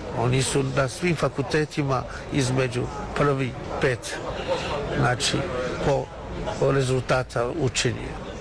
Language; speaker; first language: Serbian; non-native, learner; Chinese